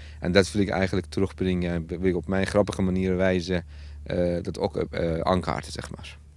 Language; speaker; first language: Dutch; non-native, fluent; Persian